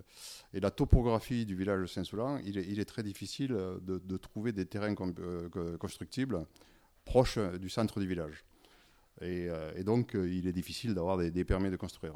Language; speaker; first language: French; native; French